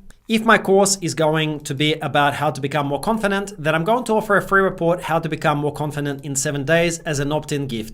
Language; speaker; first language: English; native; English